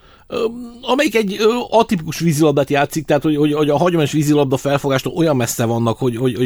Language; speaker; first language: Hungarian; native; Hungarian